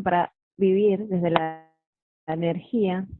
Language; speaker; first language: Spanish; native; Spanish